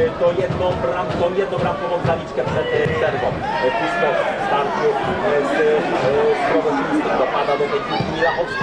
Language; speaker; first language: Polish; native; Polish